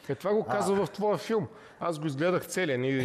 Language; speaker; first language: Bulgarian; native; Bulgarian